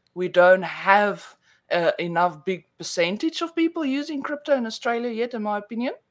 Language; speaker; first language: English; non-native, local second language; Afrikaans